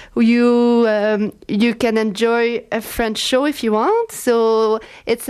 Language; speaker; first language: English; non-native, fluent; French